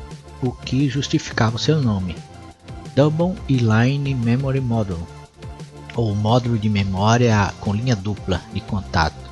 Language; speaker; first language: Portuguese; native; Portuguese